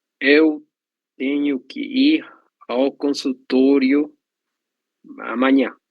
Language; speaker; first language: Portuguese; non-native, learner; Spanish